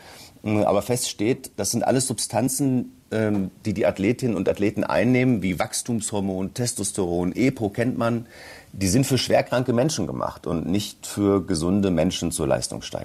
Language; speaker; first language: German; native; German